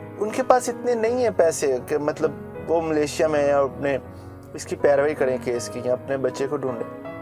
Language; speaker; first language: Urdu; native; Urdu